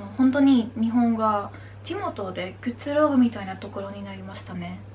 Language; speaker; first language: Japanese; non-native, learner; Dutch